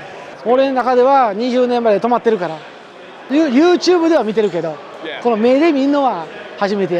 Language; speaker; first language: Japanese; native; Japanese